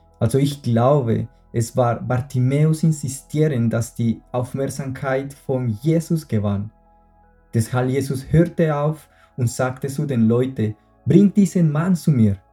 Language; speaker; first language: German; non-native, fluent; Spanish